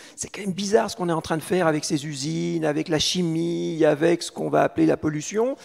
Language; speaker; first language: French; native; French